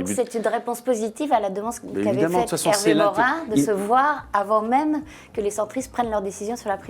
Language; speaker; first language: French; native; French